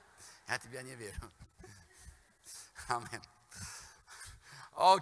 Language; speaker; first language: Russian; non-native, fluent; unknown